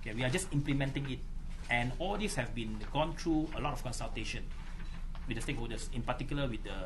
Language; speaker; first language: English; non-native, local second language; Malay